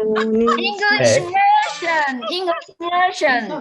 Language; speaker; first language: English; non-native, fluent; Chinese